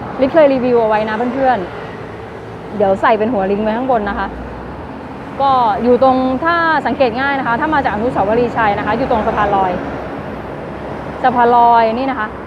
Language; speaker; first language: Thai; native; Thai